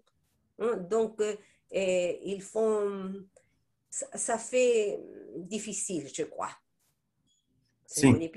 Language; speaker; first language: French; non-native, fluent; Spanish